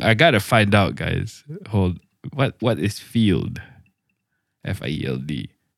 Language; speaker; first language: English; non-native, local second language; Malay